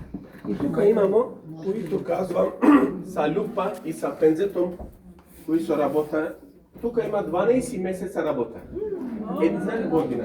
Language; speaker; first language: Bulgarian; non-native, learner; Serbian